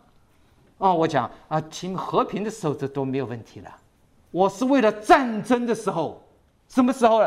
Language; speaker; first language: Chinese; native; Chinese